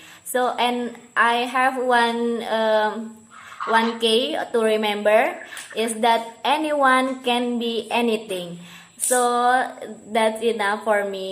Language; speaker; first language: English; non-native, learner; Indonesian